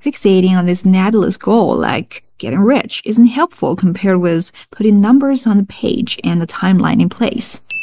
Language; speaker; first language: English; non-native, fluent; Chinese